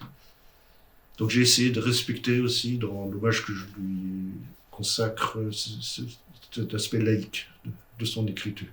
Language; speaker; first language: French; native; French